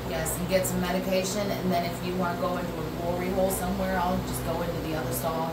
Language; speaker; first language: English; native; English